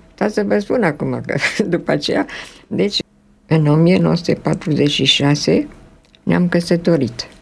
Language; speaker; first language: Romanian; early bilingual, other home language; French